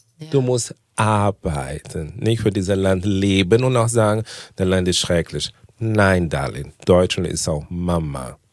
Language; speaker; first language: German; non-native, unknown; Portuguese